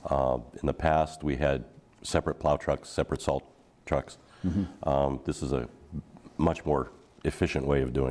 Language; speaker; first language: English; native; English